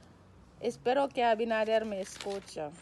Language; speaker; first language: Spanish; non-native, local second language; Haitian Creole